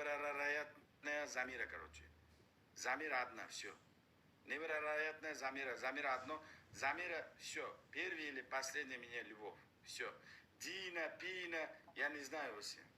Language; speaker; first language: Russian; non-native, learner; Uzbek